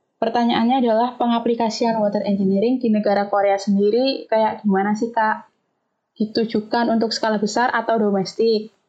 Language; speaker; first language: Indonesian; native; Indonesian